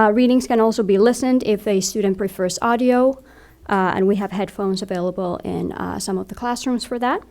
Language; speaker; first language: English; non-native, fluent; Finnish